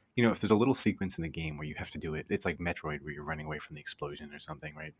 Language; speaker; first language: English; native; English